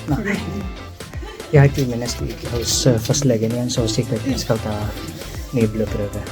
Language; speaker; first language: Norwegian; non-native, learner; Filipino